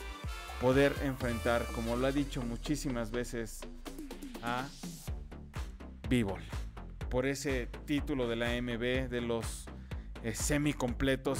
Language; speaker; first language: Spanish; native; Spanish